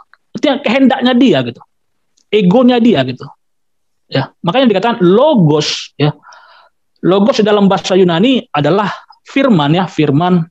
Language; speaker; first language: Indonesian; native; Indonesian